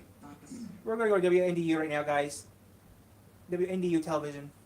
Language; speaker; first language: English; native; English